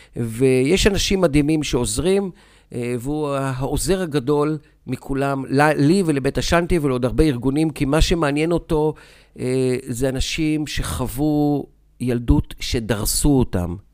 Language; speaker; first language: Hebrew; native; Hebrew